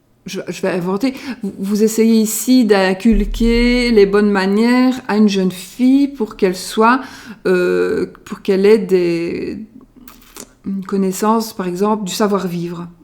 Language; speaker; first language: French; native; French